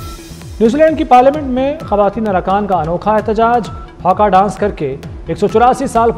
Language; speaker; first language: Urdu; native; Urdu